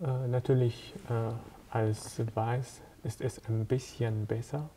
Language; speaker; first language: German; non-native, learner; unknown